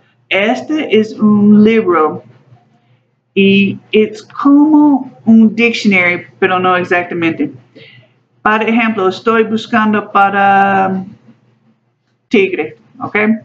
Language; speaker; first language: Spanish; non-native, learner; English